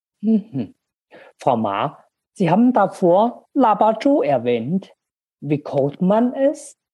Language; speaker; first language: German; non-native, learner; Chinese